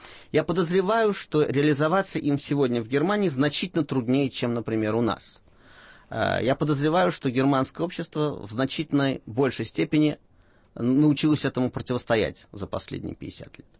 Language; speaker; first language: Russian; native; Russian